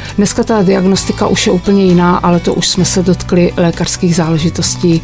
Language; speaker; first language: Czech; native; Czech